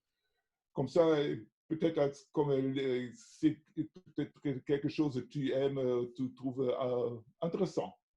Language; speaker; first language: French; non-native, learner; German